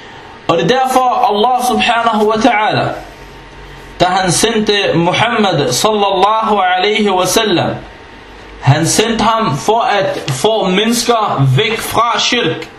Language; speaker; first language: Danish; non-native, fluent; Arabic